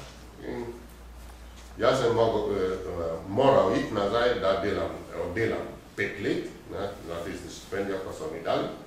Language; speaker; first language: Slovenian; non-native, fluent; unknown